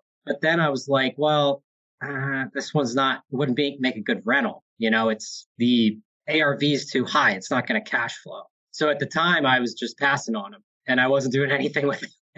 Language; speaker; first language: English; native; English